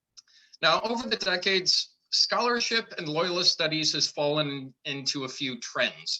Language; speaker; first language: English; native; English